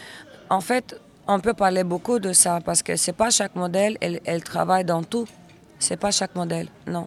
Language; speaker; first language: French; non-native, fluent; Russian